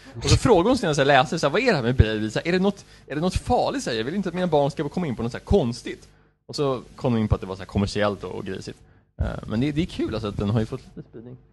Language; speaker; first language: Swedish; native; Swedish